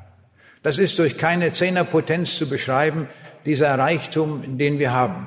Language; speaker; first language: German; native; German